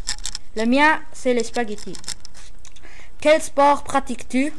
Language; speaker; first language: French; non-native, local second language; Luxembourgish